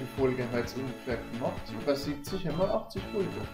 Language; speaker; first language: German; native; German